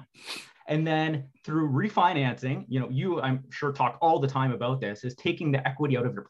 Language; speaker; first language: English; native; English